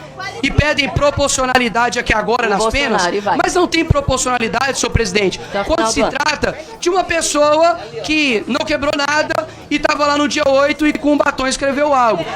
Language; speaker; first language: Portuguese; native; Portuguese